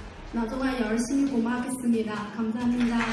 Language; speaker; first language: Korean; non-native, learner; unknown